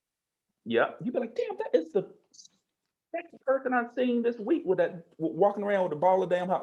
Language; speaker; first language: English; native; English